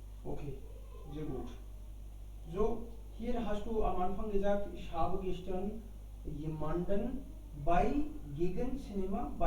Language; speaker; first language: German; non-native, fluent; Hindi